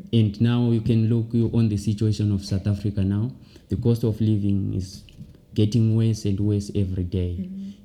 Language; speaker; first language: English; non-native, local second language; Shona